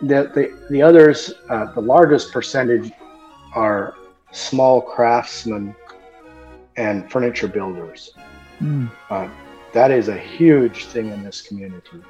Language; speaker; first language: English; early bilingual, other home language; German